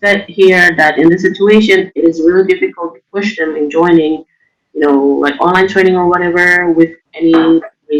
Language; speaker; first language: English; non-native, fluent; Indonesian